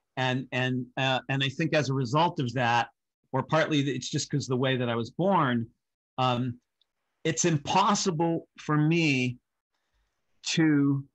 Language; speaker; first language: English; native; English